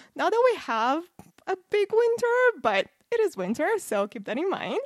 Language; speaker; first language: English; non-native, fluent; Portuguese